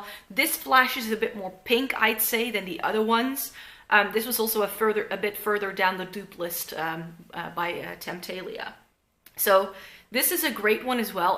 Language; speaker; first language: English; non-native, fluent; Dutch